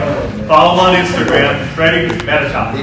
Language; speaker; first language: English; native; English